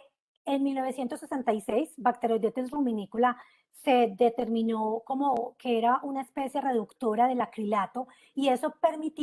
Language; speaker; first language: Spanish; native; Spanish